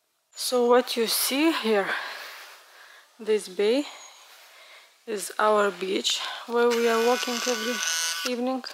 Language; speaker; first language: English; non-native, fluent; Lithuanian